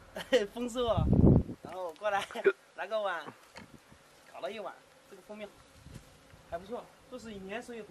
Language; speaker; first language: Chinese; native; Chinese